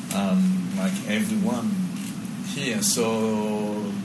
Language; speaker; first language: English; non-native, fluent; French